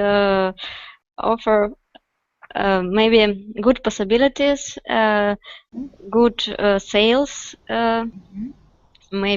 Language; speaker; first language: English; non-native, learner; Russian